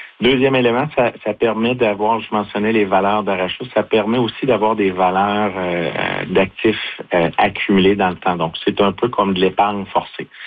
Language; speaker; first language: French; native; French